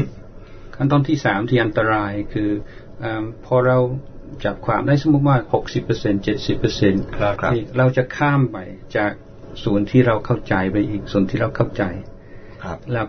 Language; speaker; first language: Thai; non-native, fluent; English